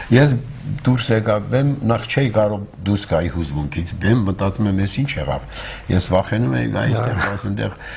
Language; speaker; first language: Armenian; native; Armenian